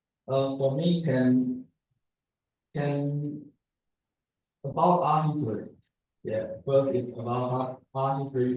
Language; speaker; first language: English; non-native, learner; Chinese